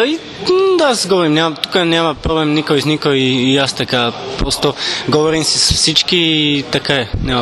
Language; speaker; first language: Bulgarian; non-native, learner; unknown